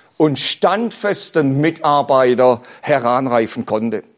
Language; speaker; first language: German; native; German